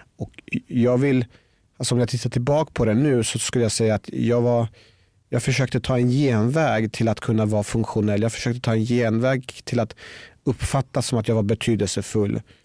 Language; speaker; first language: Swedish; early bilingual, other home language; Persian